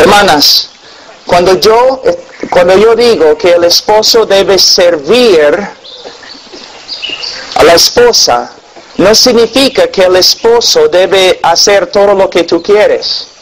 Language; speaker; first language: Spanish; non-native, fluent; English